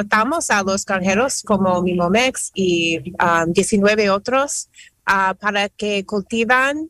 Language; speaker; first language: Spanish; non-native, fluent; English